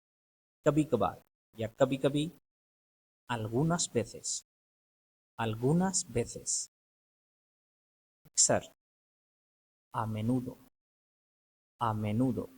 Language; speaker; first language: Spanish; non-native, fluent; Urdu